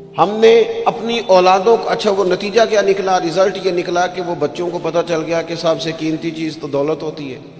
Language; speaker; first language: Urdu; native; Urdu